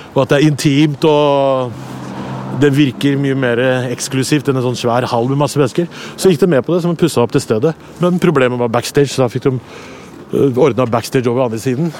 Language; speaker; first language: Norwegian; native; Norwegian